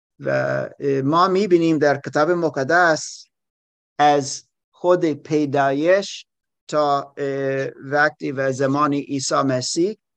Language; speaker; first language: Persian; non-native, learner; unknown